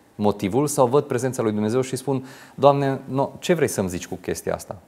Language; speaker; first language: Romanian; non-native, local second language; Hungarian